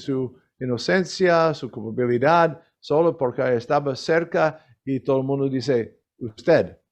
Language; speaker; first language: Spanish; non-native, learner; English